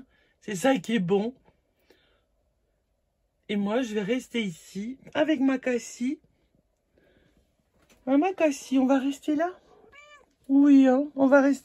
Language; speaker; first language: French; native; French